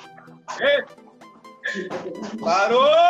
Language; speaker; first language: Portuguese; non-native, learner; Spanish